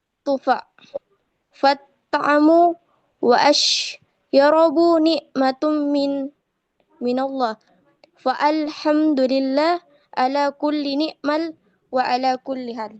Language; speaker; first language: Arabic; non-native, learner; Indonesian